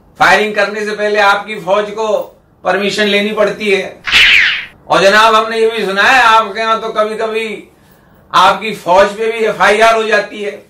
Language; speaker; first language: Hindi; native; Hindi